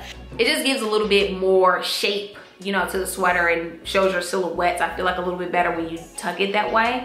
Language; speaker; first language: English; native; English